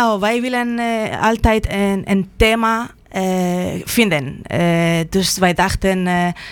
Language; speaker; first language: Dutch; non-native, fluent; Spanish